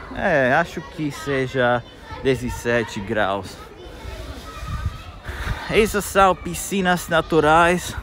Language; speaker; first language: Portuguese; non-native, fluent; Italian